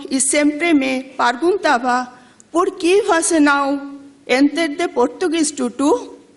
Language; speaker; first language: Portuguese; non-native, learner; Bangla